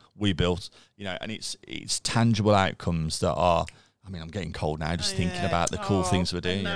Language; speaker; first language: English; native; English